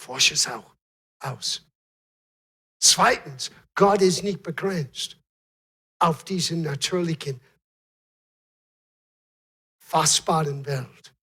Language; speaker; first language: German; non-native, fluent; English